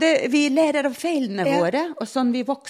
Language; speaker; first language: Norwegian; non-native, fluent; Latvian